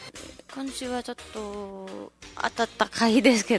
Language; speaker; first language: Japanese; non-native, learner; Nepali